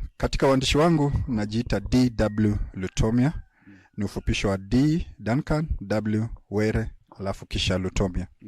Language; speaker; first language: Swahili; non-native, local second language; Luyia